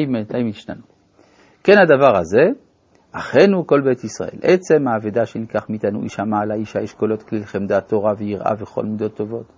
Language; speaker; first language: Hebrew; native; Hebrew